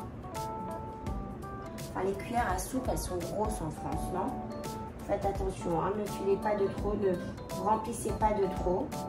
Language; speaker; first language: French; native; French